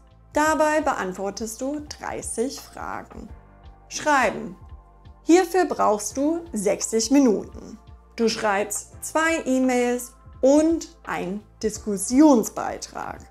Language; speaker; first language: German; non-native, fluent; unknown